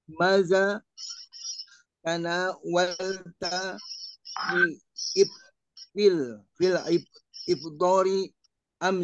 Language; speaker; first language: Arabic; non-native, learner; Indonesian